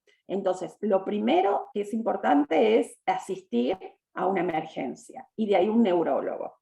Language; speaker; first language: Spanish; native; Spanish